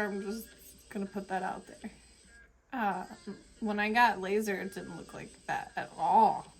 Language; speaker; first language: English; native; English